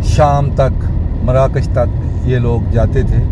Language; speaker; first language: Urdu; non-native, local second language; Punjabi